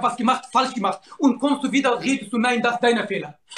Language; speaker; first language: German; non-native, learner; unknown